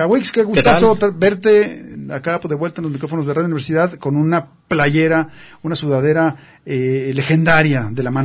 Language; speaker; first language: Spanish; native; Spanish